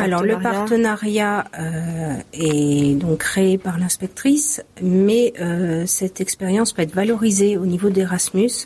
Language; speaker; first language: French; native; French